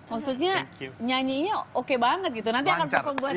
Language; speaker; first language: Indonesian; native; Indonesian